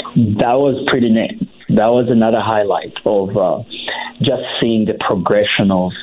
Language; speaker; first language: English; early bilingual, other home language; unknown